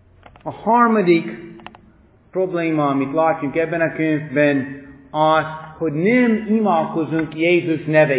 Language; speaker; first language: Hungarian; non-native, fluent; English